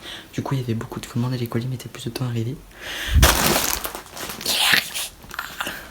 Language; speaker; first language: French; native; French